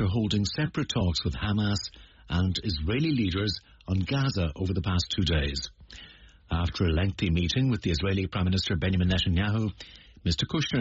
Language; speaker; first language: English; native; English